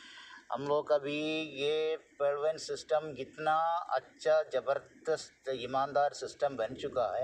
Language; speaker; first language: Hindi; non-native, local second language; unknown